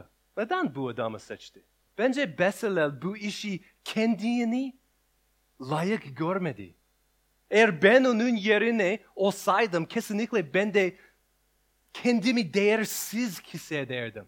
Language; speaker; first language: Turkish; non-native, learner; English